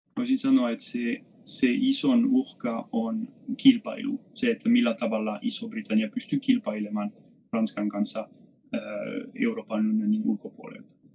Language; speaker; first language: Finnish; non-native, fluent; French